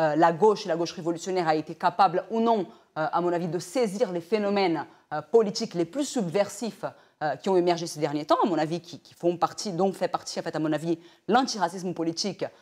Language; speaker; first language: French; non-native, fluent; Portuguese